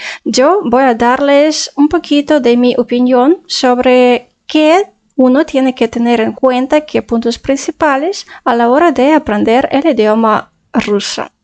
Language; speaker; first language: Spanish; non-native, fluent; Russian